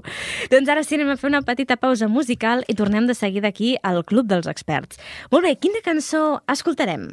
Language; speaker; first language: Catalan; native; Catalan